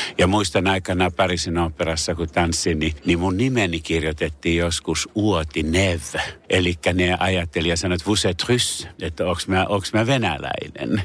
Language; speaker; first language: Finnish; native; Finnish